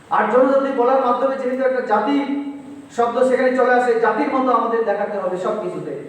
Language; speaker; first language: Bangla; non-native, local second language; Kok Borok